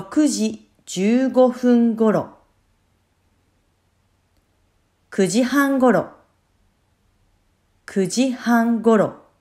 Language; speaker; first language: Japanese; non-native, fluent; French